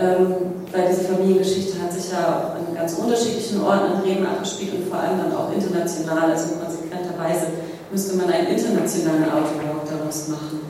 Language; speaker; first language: German; native; German